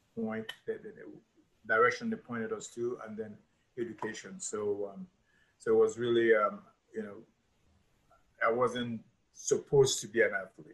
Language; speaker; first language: English; non-native, local second language; Igbo